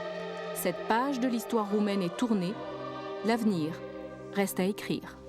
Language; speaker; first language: French; native; French